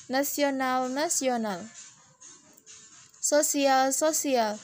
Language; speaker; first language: Indonesian; native; Indonesian